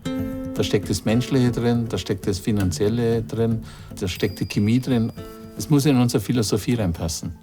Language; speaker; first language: German; native; German